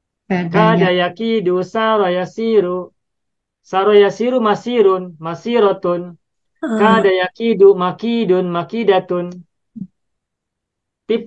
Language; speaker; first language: Arabic; non-native, fluent; Indonesian